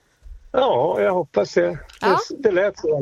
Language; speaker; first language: Swedish; native; Swedish